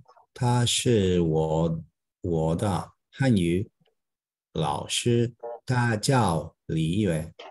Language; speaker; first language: Chinese; non-native, learner; Spanish